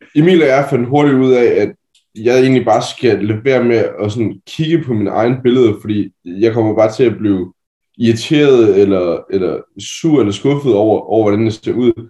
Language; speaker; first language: Danish; native; Danish